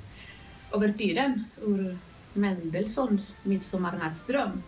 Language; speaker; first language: Swedish; non-native, fluent; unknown